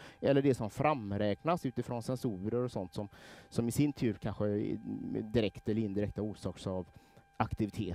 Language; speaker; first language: Swedish; native; Swedish